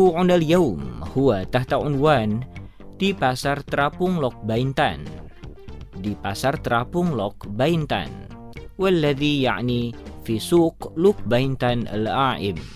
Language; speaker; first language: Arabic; non-native, fluent; Indonesian